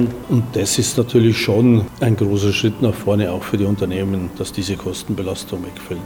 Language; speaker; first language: German; native; German